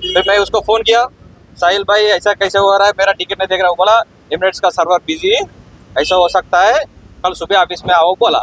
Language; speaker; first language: Hindi; non-native, local second language; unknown